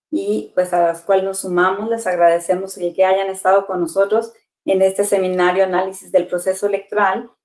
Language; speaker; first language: Spanish; native; Spanish